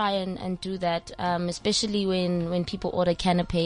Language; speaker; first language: English; non-native, local second language; Southern Sotho